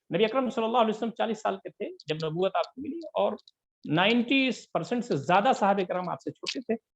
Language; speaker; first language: Urdu; native; Urdu